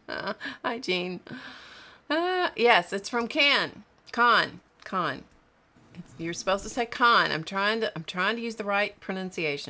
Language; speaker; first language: English; native; English